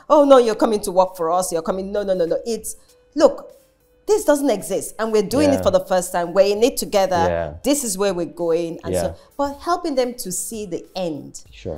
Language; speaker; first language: English; non-native, local second language; Yoruba